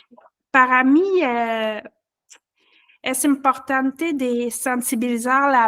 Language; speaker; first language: Spanish; non-native, learner; French